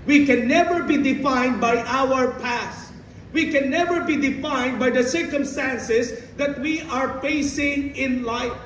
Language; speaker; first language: English; non-native, local second language; Filipino